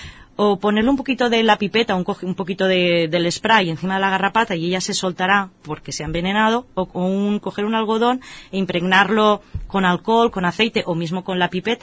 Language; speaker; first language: Spanish; native; Spanish